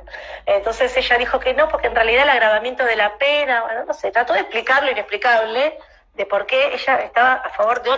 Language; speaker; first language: Spanish; native; Spanish